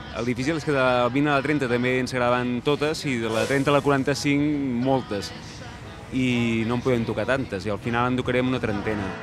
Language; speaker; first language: Catalan; native; Catalan